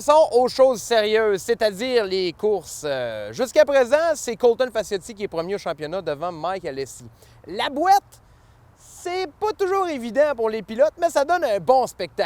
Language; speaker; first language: French; native; French